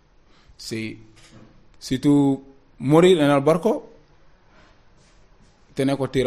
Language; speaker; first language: Spanish; non-native, learner; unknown